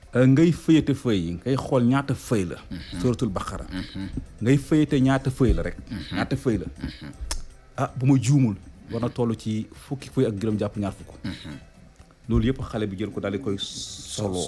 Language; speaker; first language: Wolof; non-native, local second language; Fula